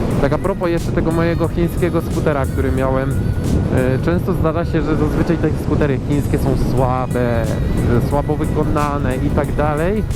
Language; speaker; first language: Polish; native; Polish